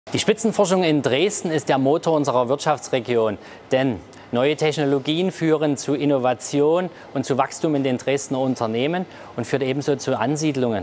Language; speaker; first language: German; native; German